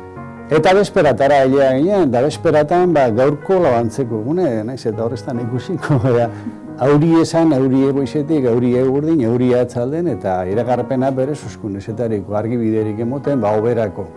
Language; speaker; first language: Basque; native; Basque